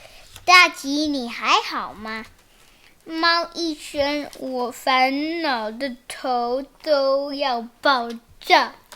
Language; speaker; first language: Chinese; early bilingual, heritage; Chinese